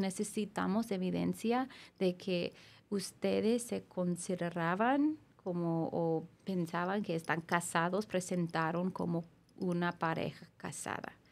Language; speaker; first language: Spanish; non-native, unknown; English